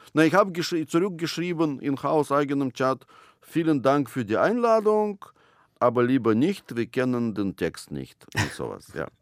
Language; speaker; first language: German; non-native, fluent; Russian